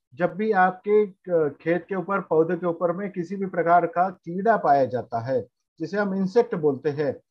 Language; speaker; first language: Hindi; non-native, local second language; Marathi